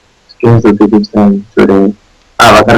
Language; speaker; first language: Basque; non-native, local second language; Spanish